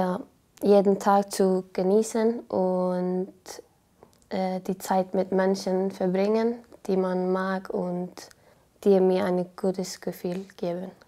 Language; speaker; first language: German; non-native, learner; Icelandic